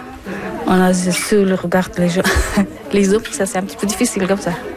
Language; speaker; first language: French; non-native, learner; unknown